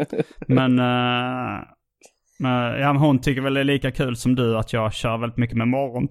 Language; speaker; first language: Swedish; native; Swedish